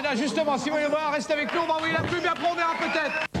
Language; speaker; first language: French; native; French